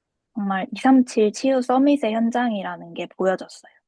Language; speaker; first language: Korean; native; Korean